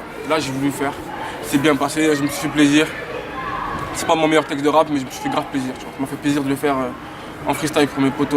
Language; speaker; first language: French; native; French